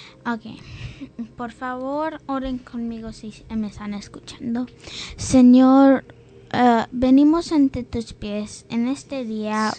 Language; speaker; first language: Spanish; early bilingual, heritage; English